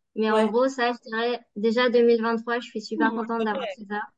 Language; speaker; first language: French; native; French